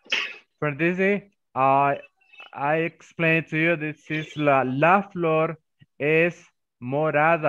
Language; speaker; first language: English; non-native, fluent; Spanish